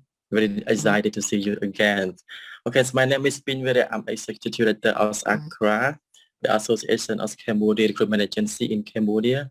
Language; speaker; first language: English; non-native, learner; Khmer